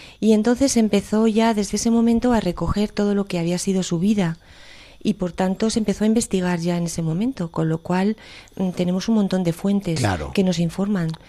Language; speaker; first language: Spanish; native; Spanish